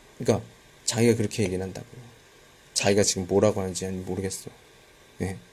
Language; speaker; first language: Korean; native; Korean